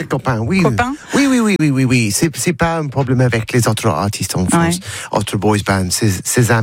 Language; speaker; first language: French; non-native, learner; English